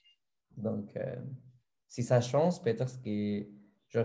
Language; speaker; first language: French; non-native, fluent; Spanish